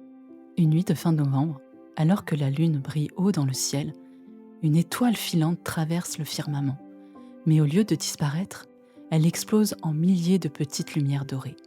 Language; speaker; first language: French; native; French